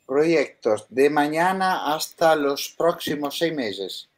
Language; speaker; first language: Spanish; non-native, fluent; Italian